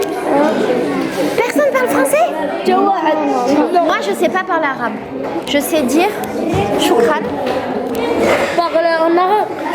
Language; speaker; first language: French; native; French